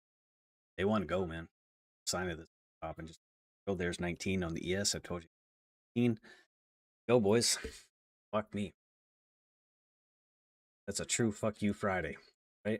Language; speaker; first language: English; native; English